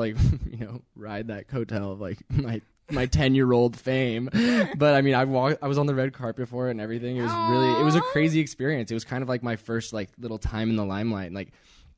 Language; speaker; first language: English; native; English